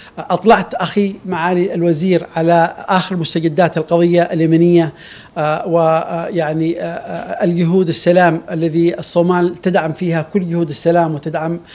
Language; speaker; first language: Arabic; native; Arabic